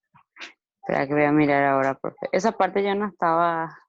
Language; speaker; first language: Spanish; native; Spanish